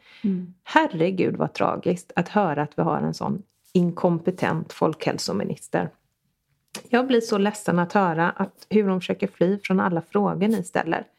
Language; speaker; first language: Swedish; native; Swedish